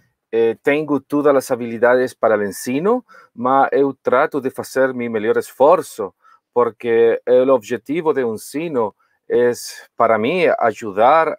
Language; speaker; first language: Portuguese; non-native, learner; Spanish